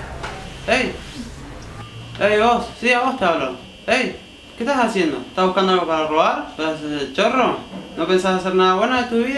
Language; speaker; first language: Spanish; native; Spanish